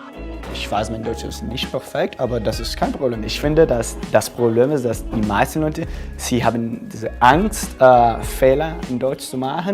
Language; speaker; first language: German; non-native, fluent; Spanish